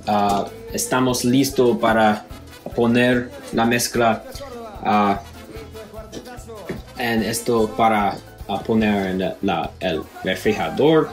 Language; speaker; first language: Spanish; non-native, learner; English